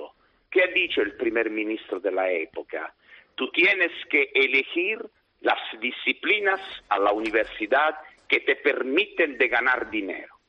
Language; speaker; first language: Spanish; non-native, fluent; Italian